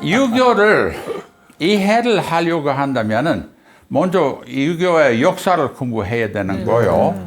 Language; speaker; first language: Korean; non-native, fluent; English